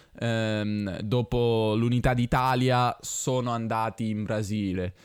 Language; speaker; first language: Italian; native; Italian